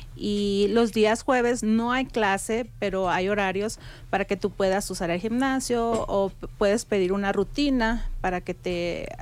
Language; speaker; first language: Spanish; native; Spanish